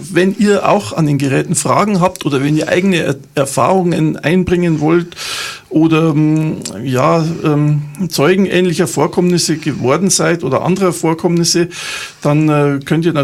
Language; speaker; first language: German; native; German